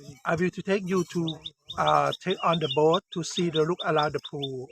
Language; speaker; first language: English; non-native, learner; Thai